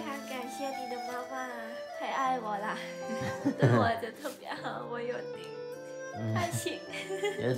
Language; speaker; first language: Chinese; non-native, learner; Lao